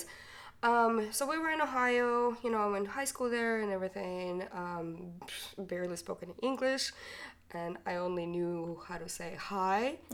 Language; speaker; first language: English; non-native, fluent; Ukrainian